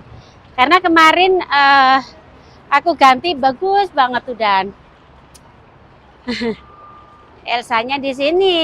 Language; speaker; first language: Indonesian; native; Indonesian